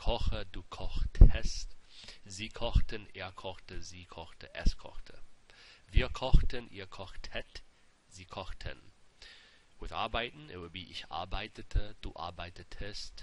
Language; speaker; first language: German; non-native, fluent; English